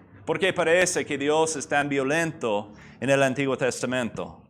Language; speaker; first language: Spanish; non-native, fluent; English